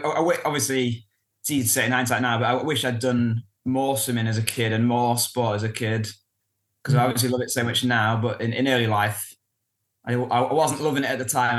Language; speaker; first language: English; native; English